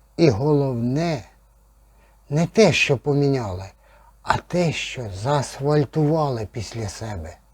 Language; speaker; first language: Ukrainian; native; Ukrainian